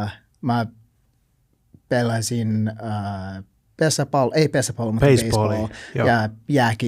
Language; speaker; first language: Finnish; non-native, learner; English